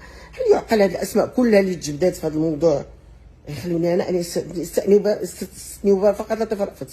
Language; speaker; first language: Arabic; native; Arabic